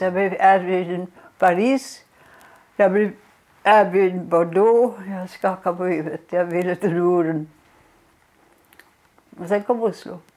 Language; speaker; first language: Swedish; non-native, fluent; German